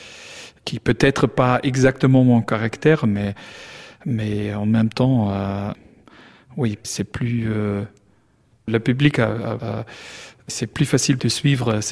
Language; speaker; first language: French; non-native, learner; German